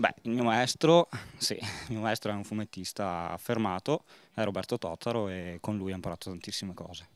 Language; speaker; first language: Italian; native; Italian